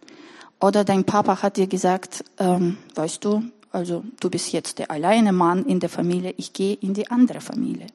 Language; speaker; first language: German; non-native, fluent; Russian